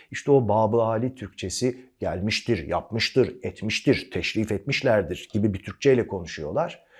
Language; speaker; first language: Turkish; native; Turkish